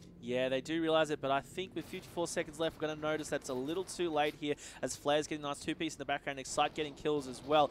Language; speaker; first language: English; native; English